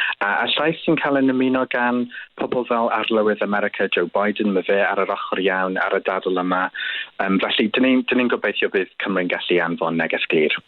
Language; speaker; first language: Welsh; non-native, local second language; English